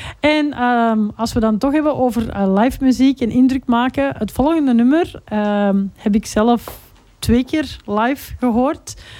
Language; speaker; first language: Dutch; native; Dutch